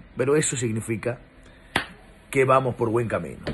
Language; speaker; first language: Spanish; non-native, fluent; Persian